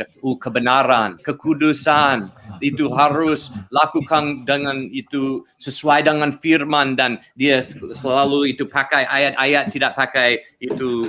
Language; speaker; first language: Indonesian; non-native, learner; English